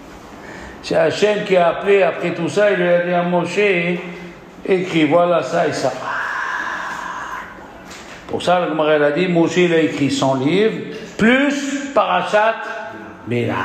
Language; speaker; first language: French; native; French